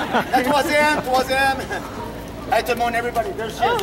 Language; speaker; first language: French; native; French